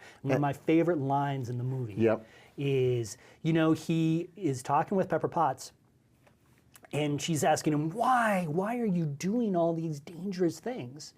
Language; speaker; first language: English; native; English